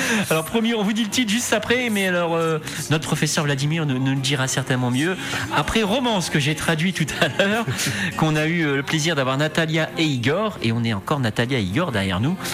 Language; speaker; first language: French; native; French